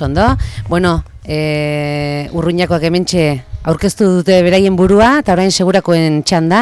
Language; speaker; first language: Basque; native; Basque